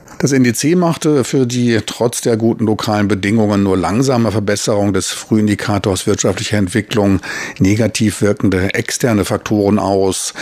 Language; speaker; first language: German; native; German